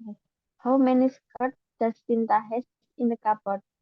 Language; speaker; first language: English; non-native, learner; Indonesian